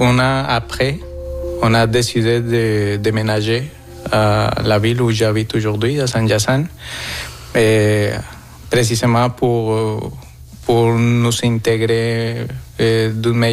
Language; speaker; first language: French; non-native, fluent; Spanish